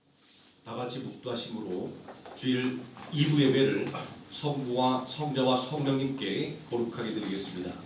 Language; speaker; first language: Korean; native; Korean